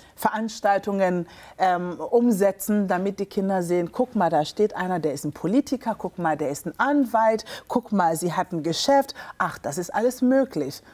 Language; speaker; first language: German; early bilingual, other home language; Akan